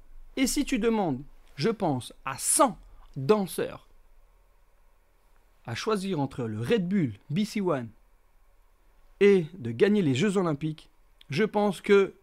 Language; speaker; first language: French; native; French